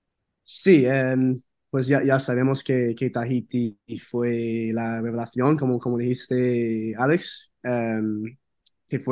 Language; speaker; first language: Spanish; non-native, fluent; English